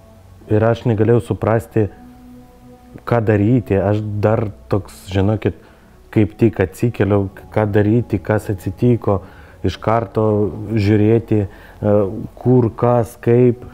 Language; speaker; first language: Lithuanian; non-native, learner; Ukrainian